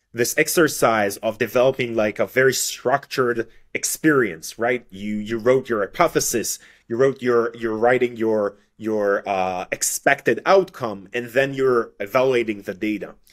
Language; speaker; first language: English; non-native, fluent; Hebrew